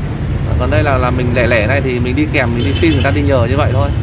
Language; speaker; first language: Vietnamese; native; Vietnamese